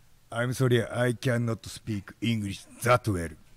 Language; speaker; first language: English; non-native, learner; Japanese